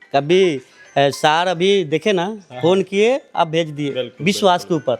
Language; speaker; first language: Hindi; non-native, local second language; Telugu